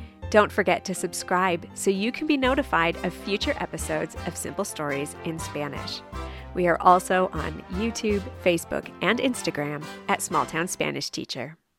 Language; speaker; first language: English; native; English